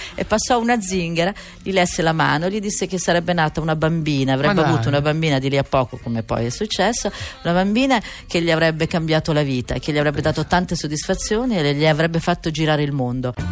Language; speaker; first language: Italian; native; Italian